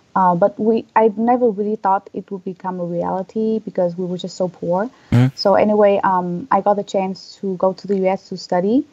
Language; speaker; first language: English; non-native, fluent; Vietnamese